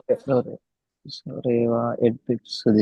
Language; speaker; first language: Japanese; non-native, learner; Sinhala